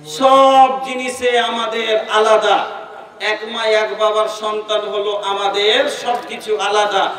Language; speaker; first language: Bangla; non-native, local second language; Bhojpuri